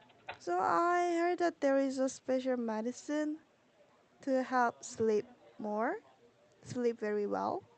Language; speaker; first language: English; non-native, learner; Korean